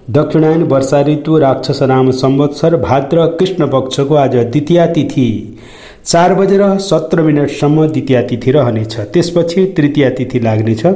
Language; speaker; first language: Nepali; native; Nepali